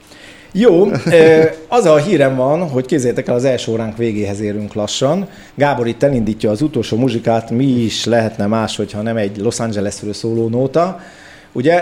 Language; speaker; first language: Hungarian; native; Hungarian